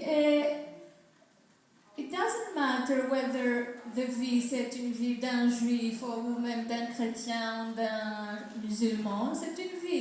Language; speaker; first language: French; non-native, fluent; Greek